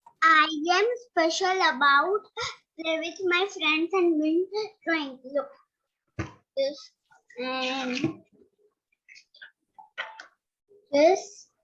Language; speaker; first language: English; non-native, learner; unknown